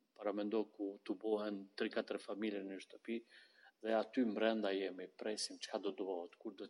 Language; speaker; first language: Albanian; non-native, local second language; Romany